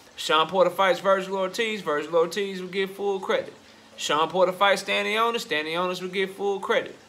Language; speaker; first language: English; native; English